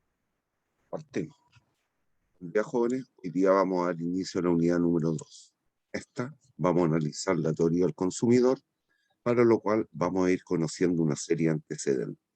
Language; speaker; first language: Spanish; native; Spanish